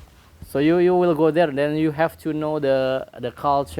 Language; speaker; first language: English; non-native, learner; Indonesian